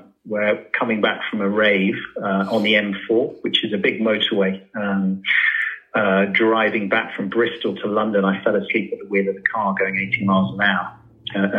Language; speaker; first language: English; native; English